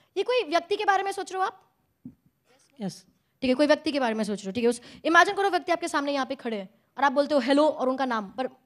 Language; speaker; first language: Hindi; native; Hindi